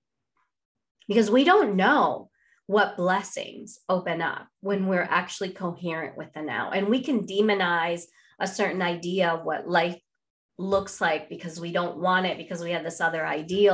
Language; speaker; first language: English; non-native, fluent; Spanish